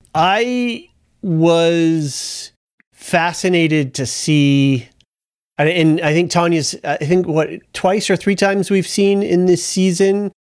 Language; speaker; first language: English; early bilingual, other home language; Italian